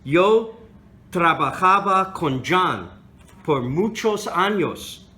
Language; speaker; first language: Spanish; non-native, learner; English